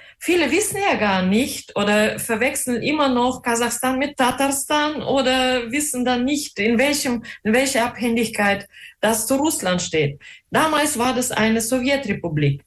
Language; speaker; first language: German; non-native, fluent; Russian